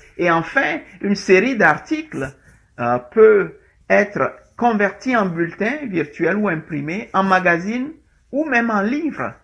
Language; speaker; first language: French; non-native, local second language; Ewe